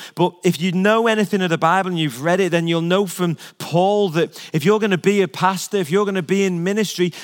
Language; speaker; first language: English; native; English